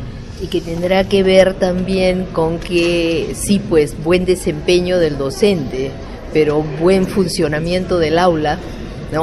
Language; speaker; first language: Spanish; native; Spanish